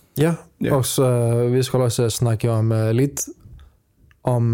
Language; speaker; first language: Danish; non-native, learner; Icelandic